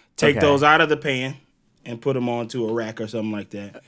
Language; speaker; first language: English; native; English